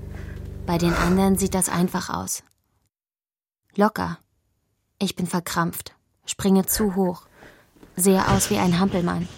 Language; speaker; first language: German; native; German